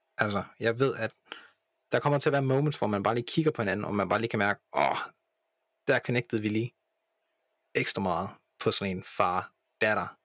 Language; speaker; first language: Danish; early bilingual, other home language; English